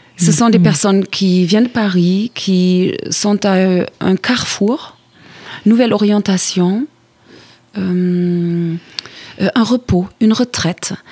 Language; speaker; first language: French; non-native, fluent; German